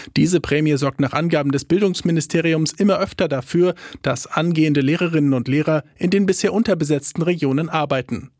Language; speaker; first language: German; native; German